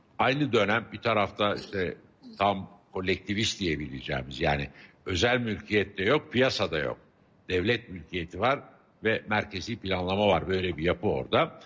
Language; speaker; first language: Turkish; native; Turkish